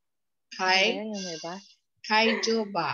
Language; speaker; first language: Japanese; non-native, fluent; Filipino